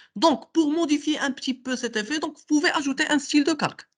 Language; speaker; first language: French; non-native, local second language; Arabic